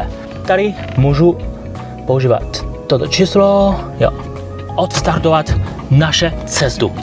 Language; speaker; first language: Czech; non-native, learner; Chinese